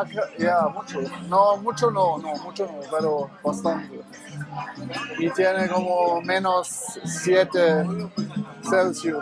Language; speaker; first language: Spanish; non-native, learner; German